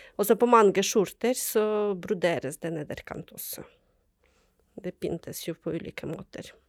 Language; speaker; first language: Norwegian; non-native, fluent; Ukrainian